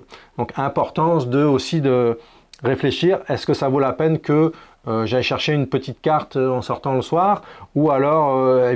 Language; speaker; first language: French; native; French